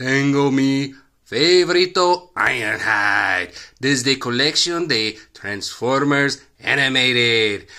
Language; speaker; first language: Spanish; non-native, learner; English